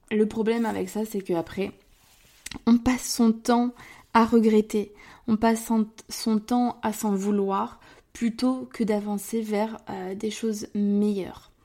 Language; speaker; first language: French; native; French